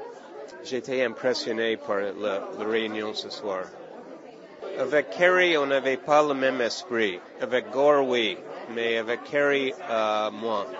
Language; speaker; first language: French; non-native, fluent; English